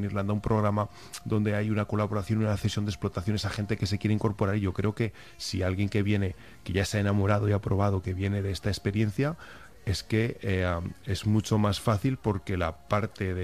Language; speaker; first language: Spanish; native; Spanish